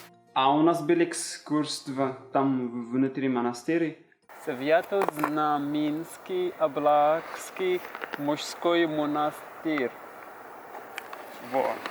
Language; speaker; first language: Russian; non-native, learner; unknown